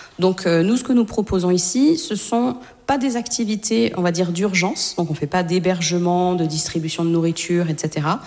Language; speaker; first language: French; native; French